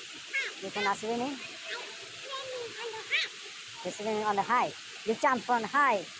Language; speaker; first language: English; non-native, learner; Vietnamese